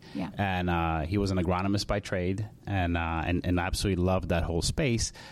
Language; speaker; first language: English; early bilingual, other home language; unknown